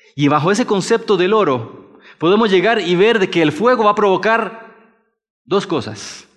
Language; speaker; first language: Spanish; native; Spanish